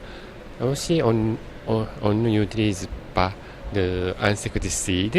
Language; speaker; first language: French; non-native, learner; Japanese